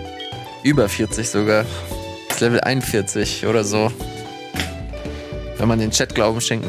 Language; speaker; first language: German; native; German